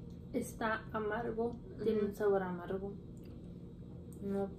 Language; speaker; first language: Spanish; early bilingual, heritage; English